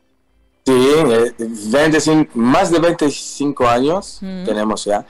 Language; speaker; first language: Spanish; non-native, learner; Hebrew